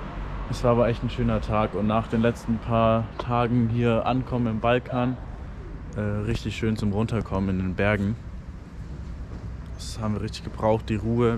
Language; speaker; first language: German; native; German